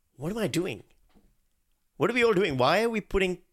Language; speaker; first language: English; non-native, local second language; Urdu